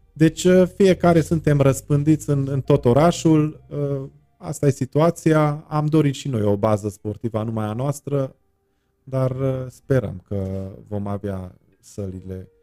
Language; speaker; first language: Romanian; non-native, local second language; Hungarian